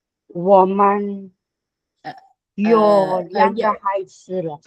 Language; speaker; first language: Chinese; non-native, learner; English